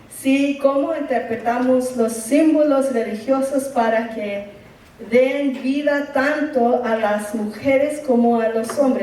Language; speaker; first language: Spanish; early bilingual, heritage; English